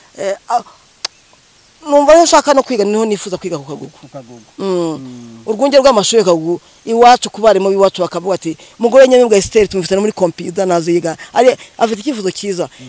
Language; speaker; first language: Kinyarwanda; native; Kinyarwanda